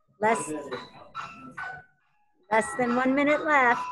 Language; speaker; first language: English; native; English